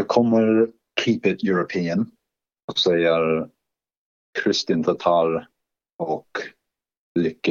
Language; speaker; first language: Swedish; non-native, fluent; English